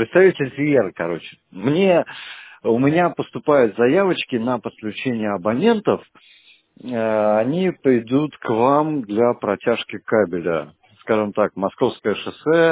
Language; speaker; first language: Russian; native; Russian